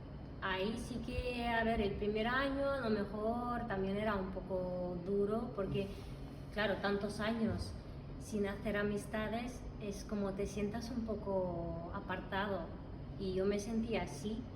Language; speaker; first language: Spanish; non-native, fluent; Russian